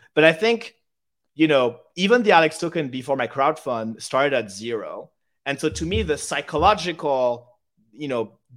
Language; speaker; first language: English; non-native, fluent; French